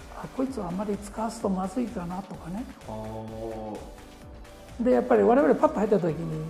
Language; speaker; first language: Japanese; native; Japanese